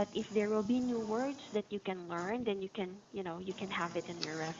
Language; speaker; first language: English; non-native, fluent; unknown